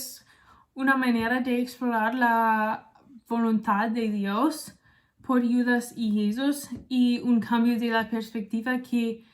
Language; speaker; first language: Spanish; non-native, learner; English